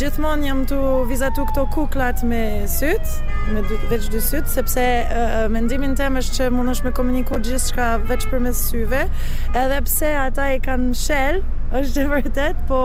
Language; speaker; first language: Albanian; non-native, learner; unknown